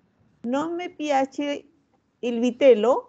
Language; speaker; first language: Italian; non-native, learner; Spanish